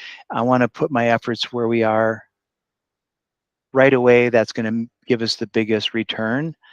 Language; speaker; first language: English; native; English